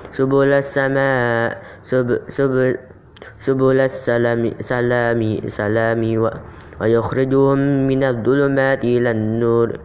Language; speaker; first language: Arabic; non-native, learner; Indonesian